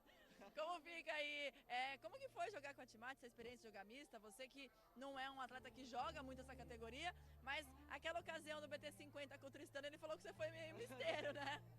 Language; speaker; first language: Portuguese; native; Portuguese